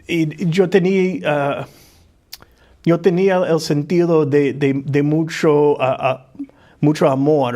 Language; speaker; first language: Spanish; non-native, fluent; English